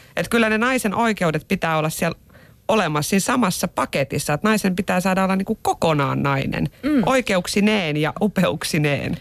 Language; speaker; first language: Finnish; native; Finnish